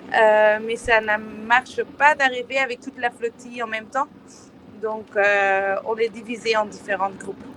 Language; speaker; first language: French; non-native, fluent; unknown